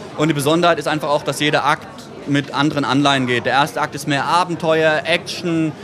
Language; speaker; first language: German; native; German